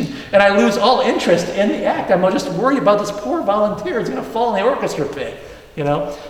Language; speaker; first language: English; native; English